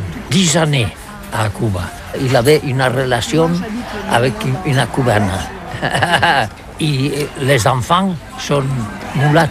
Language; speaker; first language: French; non-native, learner; Catalan